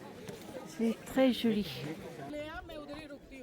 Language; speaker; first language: French; non-native, learner; Filipino